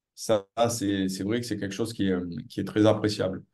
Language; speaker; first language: French; native; French